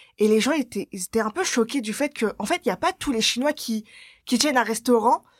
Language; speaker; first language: French; early bilingual, other home language; Chinese